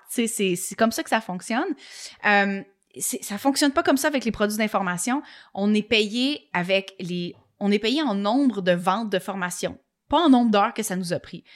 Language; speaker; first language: French; native; French